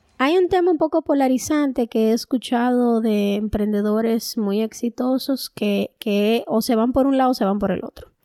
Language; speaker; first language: Spanish; native; Spanish